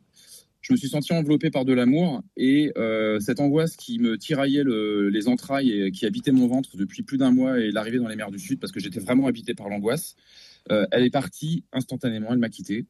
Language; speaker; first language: French; native; French